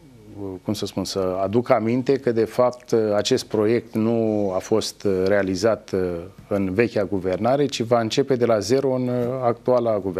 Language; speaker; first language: Romanian; native; Romanian